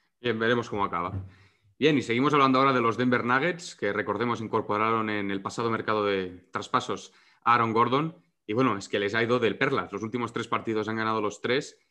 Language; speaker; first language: Spanish; non-native, local second language; Catalan